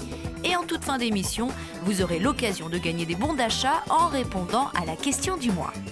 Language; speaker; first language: French; native; French